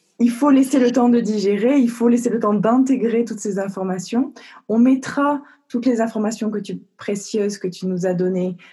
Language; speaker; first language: French; native; French